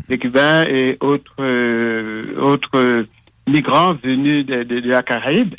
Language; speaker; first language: French; non-native, local second language; Haitian Creole